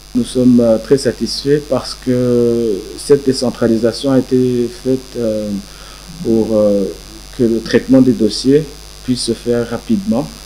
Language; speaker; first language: French; non-native, local second language; Rundi